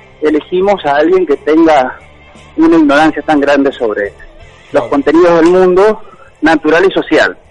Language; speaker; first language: Spanish; native; Spanish